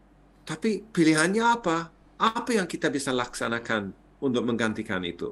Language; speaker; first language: Indonesian; non-native, fluent; English